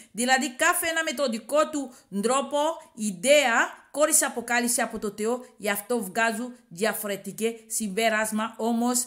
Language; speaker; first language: Greek; non-native, learner; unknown